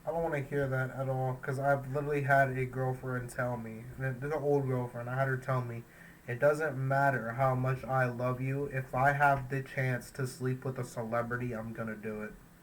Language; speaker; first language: English; native; English